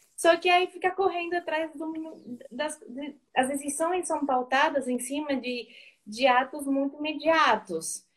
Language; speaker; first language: Portuguese; non-native, fluent; Spanish